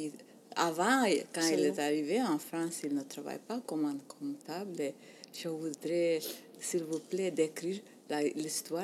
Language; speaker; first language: French; non-native, learner; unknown